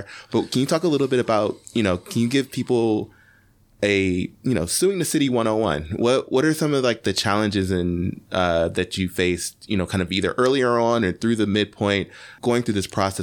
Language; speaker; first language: English; native; English